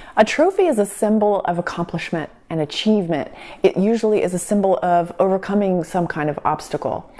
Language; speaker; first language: English; native; English